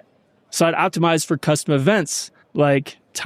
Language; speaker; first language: English; native; English